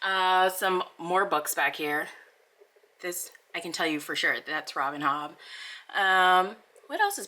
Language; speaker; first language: English; native; English